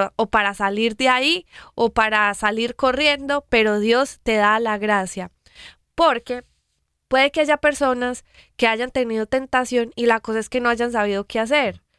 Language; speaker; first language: Spanish; native; Spanish